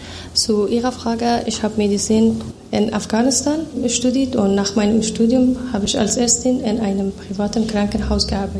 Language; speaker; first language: German; non-native, fluent; Persian